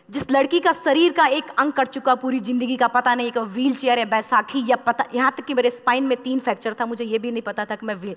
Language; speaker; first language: Hindi; native; Hindi